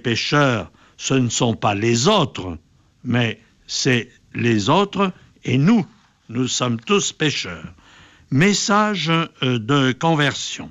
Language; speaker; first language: French; native; French